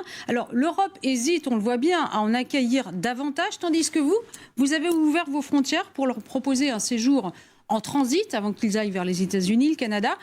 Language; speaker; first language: French; native; French